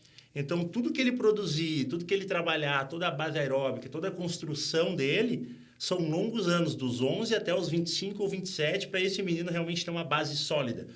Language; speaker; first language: Portuguese; native; Portuguese